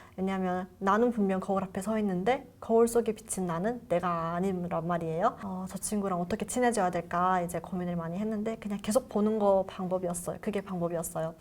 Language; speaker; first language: Korean; native; Korean